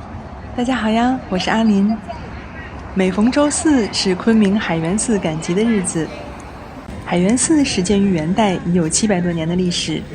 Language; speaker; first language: Chinese; native; Chinese